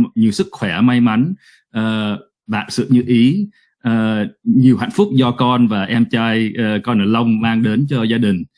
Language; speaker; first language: Vietnamese; early bilingual, heritage; Vietnamese